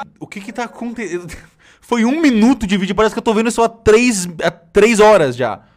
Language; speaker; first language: Portuguese; native; Portuguese